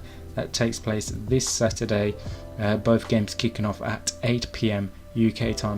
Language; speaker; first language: English; native; English